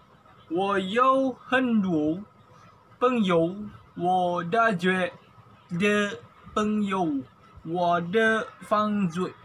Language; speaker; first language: Chinese; non-native, learner; Malay